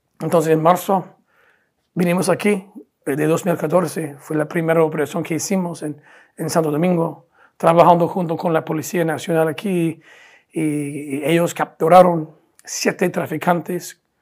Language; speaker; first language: Spanish; non-native, fluent; English